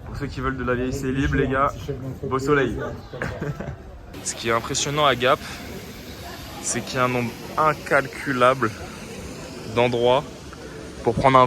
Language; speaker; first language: French; native; French